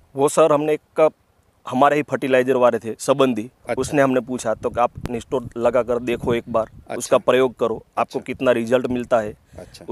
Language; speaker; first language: Hindi; non-native, local second language; Gujarati